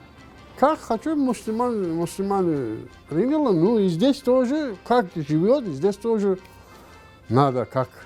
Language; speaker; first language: Russian; non-native, learner; Turkish